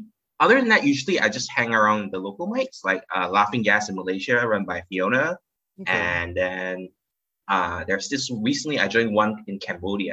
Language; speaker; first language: English; non-native, local second language; Chinese